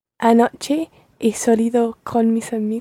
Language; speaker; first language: Spanish; non-native, learner; English